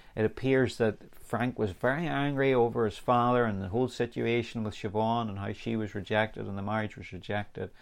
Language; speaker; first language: English; native; English